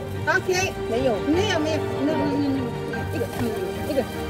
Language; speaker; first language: Chinese; non-native, learner; French